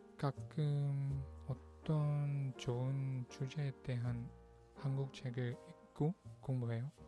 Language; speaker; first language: Korean; non-native, learner; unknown